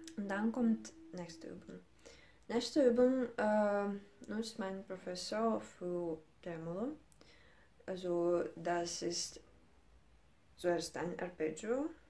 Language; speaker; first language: German; non-native, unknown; Ukrainian